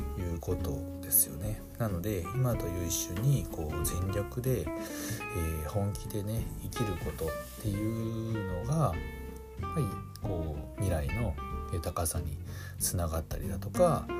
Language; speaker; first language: Japanese; native; Japanese